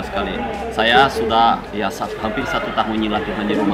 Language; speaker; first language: Indonesian; non-native, fluent; Portuguese